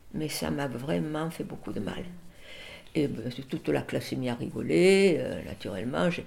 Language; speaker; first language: French; early bilingual, other home language; Catalan